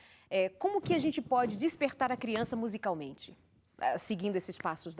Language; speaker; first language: Portuguese; native; Portuguese